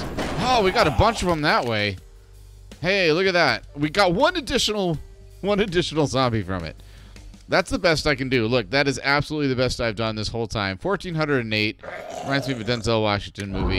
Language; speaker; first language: English; native; English